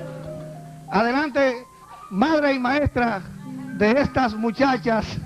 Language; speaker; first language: Spanish; native; Spanish